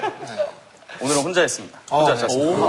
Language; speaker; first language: Korean; native; Korean